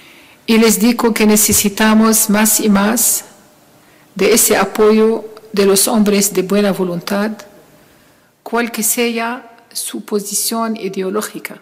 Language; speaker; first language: Spanish; non-native, fluent; Arabic